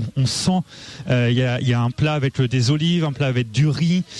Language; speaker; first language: French; native; French